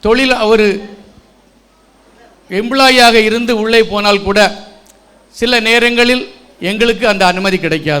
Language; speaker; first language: Tamil; native; Tamil